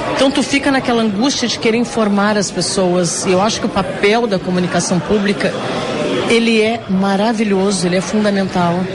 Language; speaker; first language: Portuguese; native; Portuguese